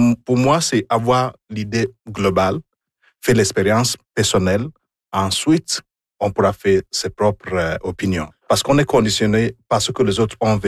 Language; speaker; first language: French; non-native, fluent; Igbo